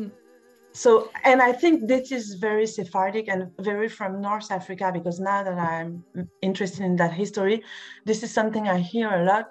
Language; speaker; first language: English; non-native, fluent; French